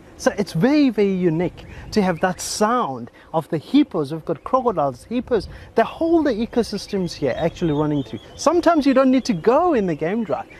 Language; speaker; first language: English; non-native, local second language; Xhosa